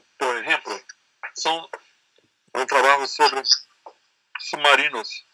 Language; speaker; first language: Spanish; non-native, learner; Portuguese